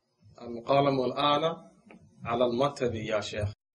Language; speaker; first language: Arabic; non-native, learner; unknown